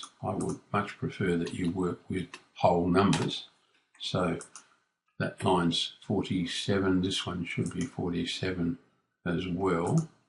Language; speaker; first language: English; native; English